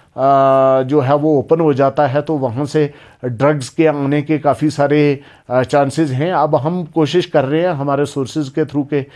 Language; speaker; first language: Hindi; non-native, local second language; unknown